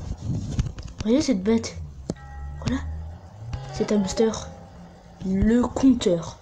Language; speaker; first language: French; native; French